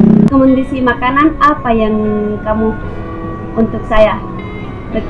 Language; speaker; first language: Indonesian; non-native, learner; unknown